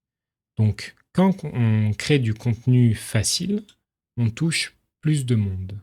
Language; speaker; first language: French; native; French